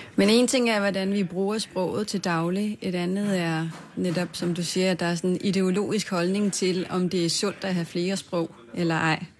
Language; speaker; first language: Danish; native; Danish